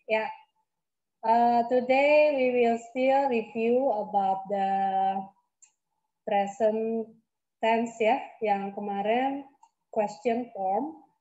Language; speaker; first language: English; non-native, fluent; Indonesian